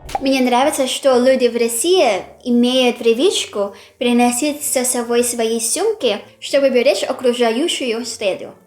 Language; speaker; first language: Russian; non-native, fluent; Filipino